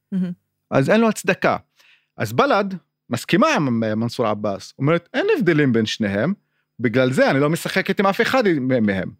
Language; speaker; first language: Hebrew; non-native, local second language; Arabic